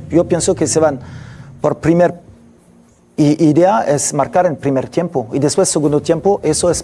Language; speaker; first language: Spanish; non-native, fluent; French